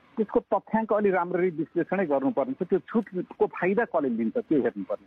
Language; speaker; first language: Nepali; native; Nepali